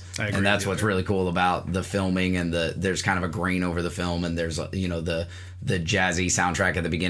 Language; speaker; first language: English; native; English